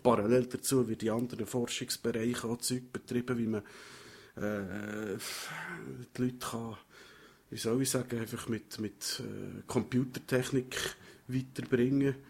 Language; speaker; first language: German; native; German